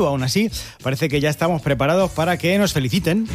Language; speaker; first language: Spanish; native; Spanish